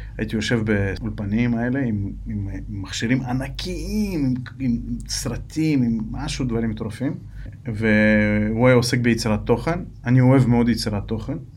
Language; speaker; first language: Hebrew; non-native, fluent; Russian